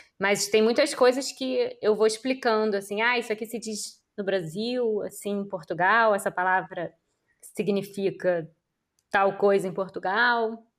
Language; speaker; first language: Portuguese; native; Portuguese